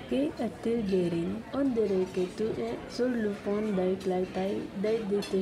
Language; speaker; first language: French; non-native, learner; Filipino